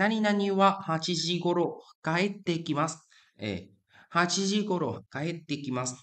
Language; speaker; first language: Japanese; non-native, fluent; Vietnamese